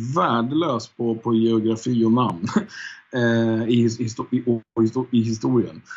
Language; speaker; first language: Swedish; native; Swedish